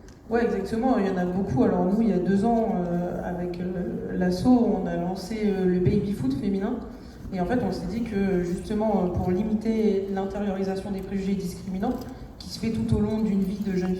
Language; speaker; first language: French; native; French